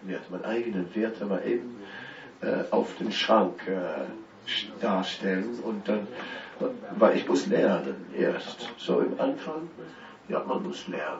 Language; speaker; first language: German; non-native, fluent; Dutch